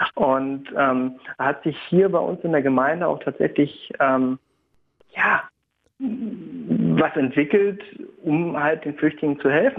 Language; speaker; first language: German; native; German